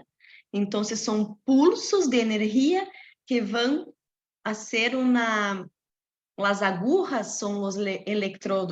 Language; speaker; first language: Spanish; non-native, fluent; Portuguese